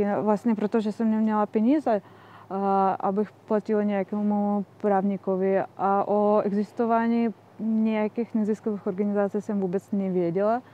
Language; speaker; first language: Czech; non-native, fluent; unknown